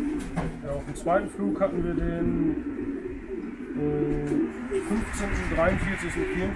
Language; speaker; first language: German; native; German